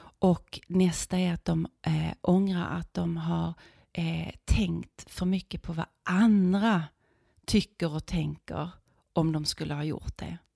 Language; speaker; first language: Swedish; native; Swedish